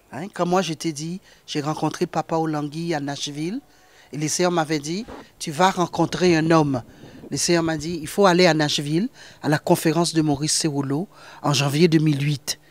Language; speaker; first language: French; non-native, local second language; Haitian Creole